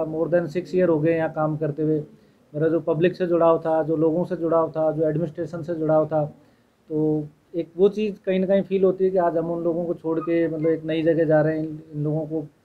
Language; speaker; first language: Hindi; native; Hindi